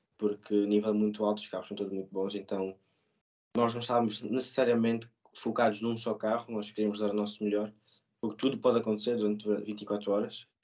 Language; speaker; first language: Portuguese; native; Portuguese